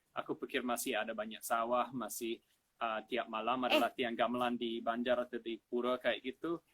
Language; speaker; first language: Indonesian; non-native, fluent; English